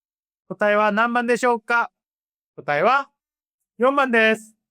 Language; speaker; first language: Japanese; non-native, fluent; Korean